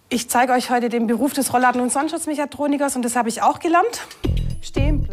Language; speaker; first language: German; native; German